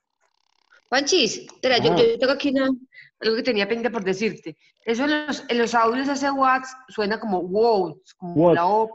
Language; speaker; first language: Spanish; native; Spanish